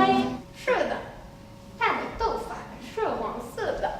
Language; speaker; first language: Chinese; non-native, learner; French